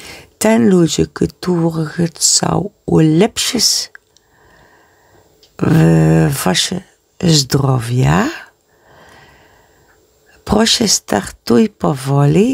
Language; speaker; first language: Polish; non-native, learner; Dutch